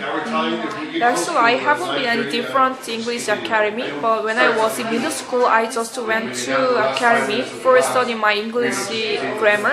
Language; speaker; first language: English; non-native, learner; Korean